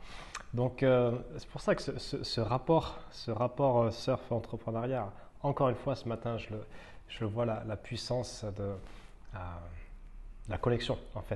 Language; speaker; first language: French; native; French